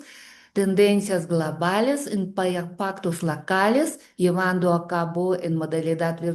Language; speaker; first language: Spanish; non-native, fluent; Russian